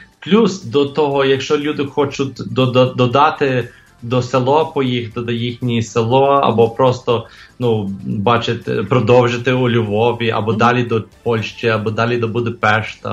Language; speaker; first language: Ukrainian; early bilingual, heritage; English